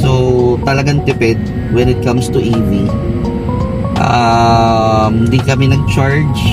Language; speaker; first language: Filipino; native; Filipino